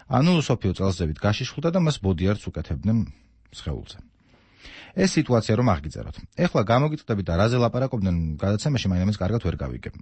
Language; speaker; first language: Georgian; native; Georgian